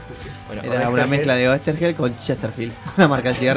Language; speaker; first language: Spanish; native; Spanish